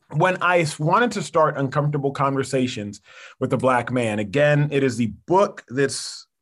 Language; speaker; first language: English; early bilingual, other home language; Yoruba